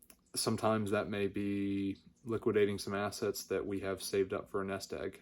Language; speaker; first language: English; native; English